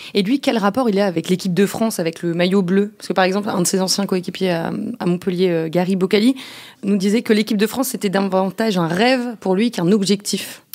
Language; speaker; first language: French; native; French